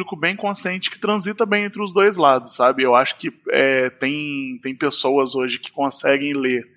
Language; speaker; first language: Portuguese; native; Portuguese